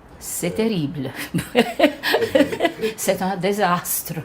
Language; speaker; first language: French; non-native, fluent; Romanian